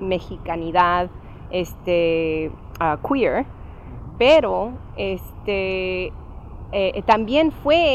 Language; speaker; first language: Spanish; early bilingual, heritage; English